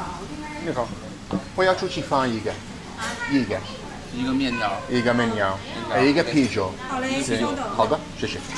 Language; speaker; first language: Chinese; non-native, learner; English